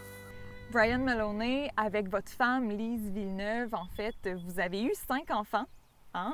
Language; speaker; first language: French; native; French